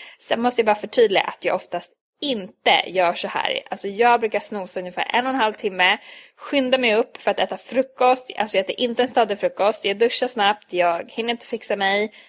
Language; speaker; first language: Swedish; early bilingual, other home language; Hungarian